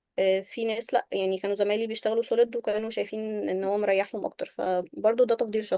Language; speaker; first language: Arabic; native; Arabic